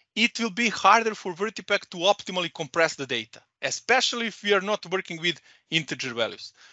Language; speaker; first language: English; non-native, fluent; Serbian